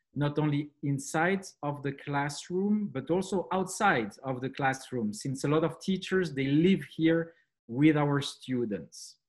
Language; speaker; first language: English; non-native, fluent; French